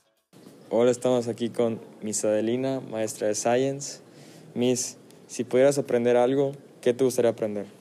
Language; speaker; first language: Spanish; native; Spanish